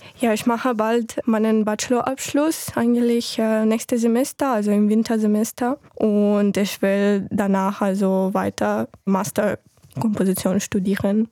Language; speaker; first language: German; non-native, fluent; Ukrainian